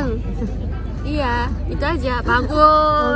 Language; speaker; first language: Indonesian; non-native, fluent; Japanese